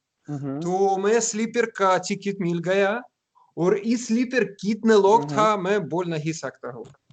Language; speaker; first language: Hindi; non-native, learner; Russian